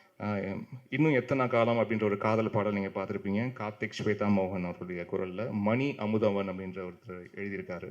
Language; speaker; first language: Tamil; native; Tamil